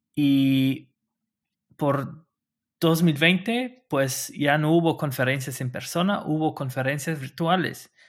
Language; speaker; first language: Spanish; non-native, fluent; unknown